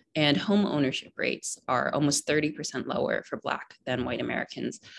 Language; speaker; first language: English; native; English